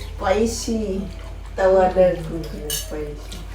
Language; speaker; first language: English; non-native, learner; Indonesian